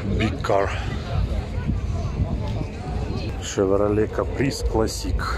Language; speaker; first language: English; non-native, learner; Russian